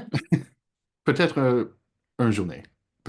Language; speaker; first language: French; non-native, local second language; English